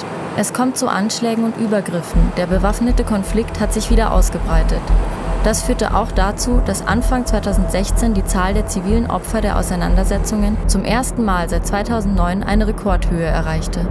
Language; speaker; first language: German; native; German